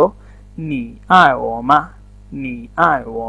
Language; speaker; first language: Chinese; non-native, learner; Urdu